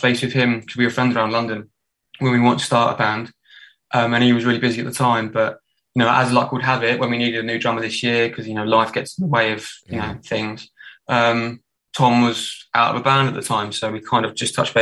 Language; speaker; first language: English; native; English